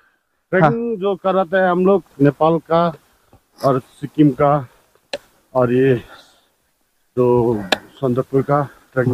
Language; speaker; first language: Hindi; non-native, local second language; Nepali